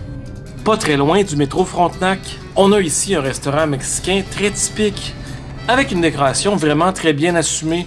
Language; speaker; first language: French; native; French